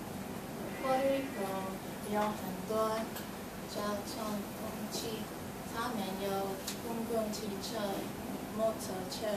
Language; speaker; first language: Chinese; non-native, learner; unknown